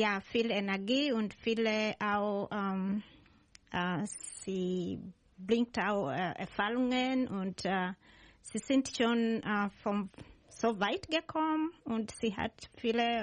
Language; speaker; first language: German; non-native, learner; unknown